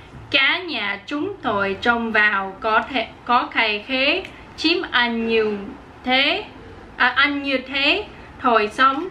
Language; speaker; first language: Vietnamese; non-native, learner; English